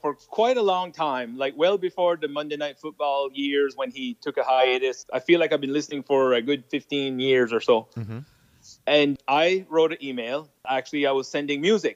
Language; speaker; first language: English; non-native, fluent; French